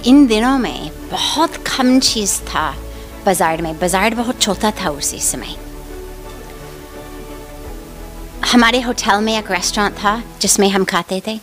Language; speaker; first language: Hindi; non-native, fluent; English